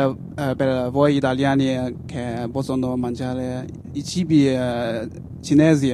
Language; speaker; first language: Italian; non-native, learner; Chinese